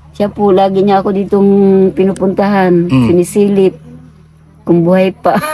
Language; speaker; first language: Filipino; non-native, local second language; Cebuano